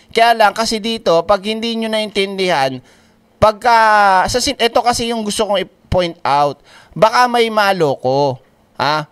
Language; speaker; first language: Filipino; native; Filipino